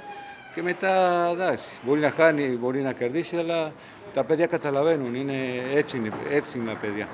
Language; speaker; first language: Greek; non-native, fluent; Spanish